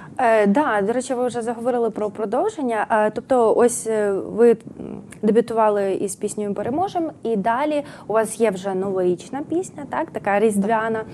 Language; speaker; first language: Ukrainian; native; Ukrainian